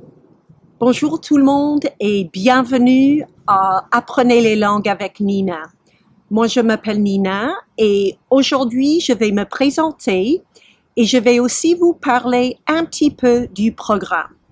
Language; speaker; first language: French; early bilingual, heritage; French